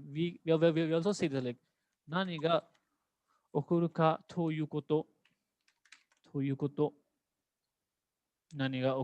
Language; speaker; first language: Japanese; non-native, fluent; Hindi